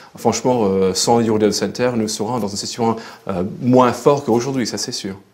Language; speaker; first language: French; non-native, fluent; English